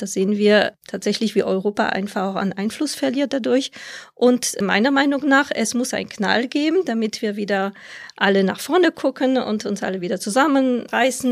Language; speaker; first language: German; non-native, fluent; French